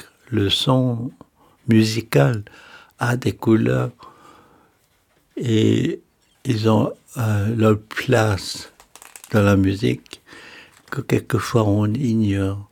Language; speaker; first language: French; non-native, fluent; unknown